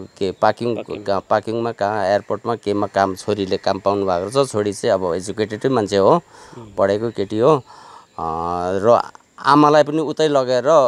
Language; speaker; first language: Nepali; native; Nepali